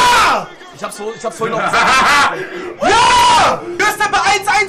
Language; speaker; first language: German; early bilingual, other home language; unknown